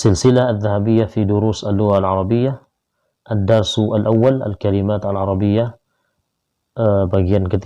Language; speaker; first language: Arabic; non-native, fluent; Indonesian